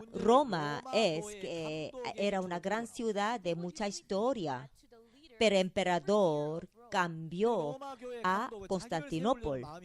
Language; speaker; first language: Spanish; non-native, fluent; Korean